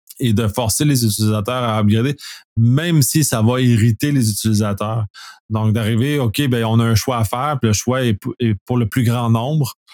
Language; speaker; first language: French; native; French